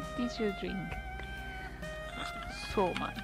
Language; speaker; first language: English; non-native, learner; Japanese